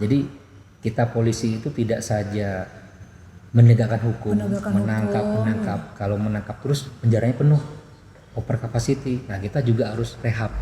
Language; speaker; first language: Indonesian; non-native, local second language; Banjar